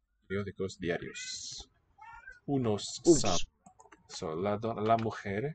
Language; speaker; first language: Spanish; non-native, learner; English